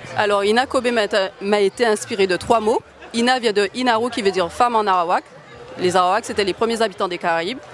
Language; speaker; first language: French; native; French